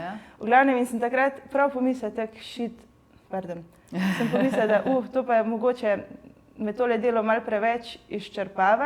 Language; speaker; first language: Slovenian; native; Slovenian